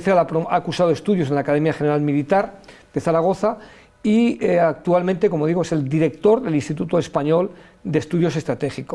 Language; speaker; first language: Spanish; native; Spanish